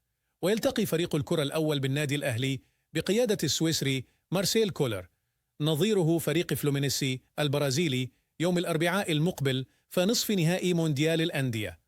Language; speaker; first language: Arabic; native; Arabic